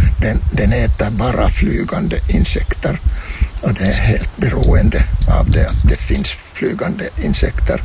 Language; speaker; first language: Swedish; non-native, local second language; Finnish